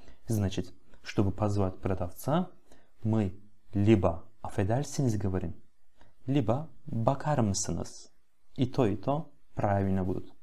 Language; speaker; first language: Russian; non-native, fluent; Turkish